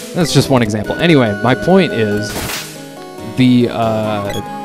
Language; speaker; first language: English; native; English